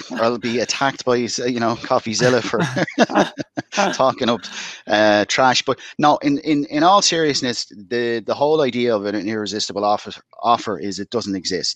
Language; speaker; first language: English; native; English